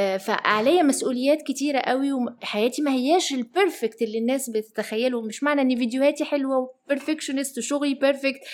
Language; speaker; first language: Arabic; early bilingual, heritage; Arabic